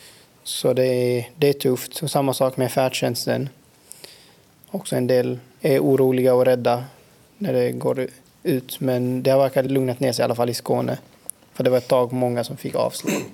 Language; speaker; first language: Swedish; non-native, fluent; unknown